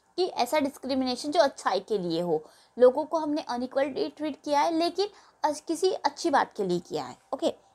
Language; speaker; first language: Hindi; non-native, local second language; Marathi